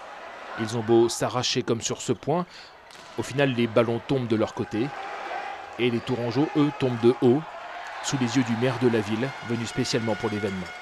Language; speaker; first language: French; native; French